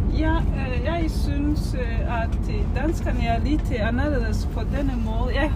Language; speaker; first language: Danish; non-native, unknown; Kinyarwanda